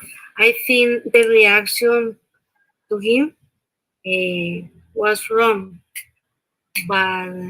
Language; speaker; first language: English; non-native, learner; Spanish